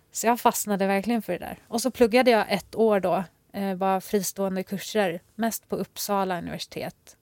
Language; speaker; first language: Swedish; early bilingual, other home language; Persian